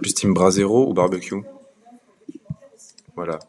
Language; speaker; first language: French; native; French